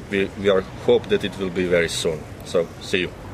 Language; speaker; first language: English; non-native, learner; Croatian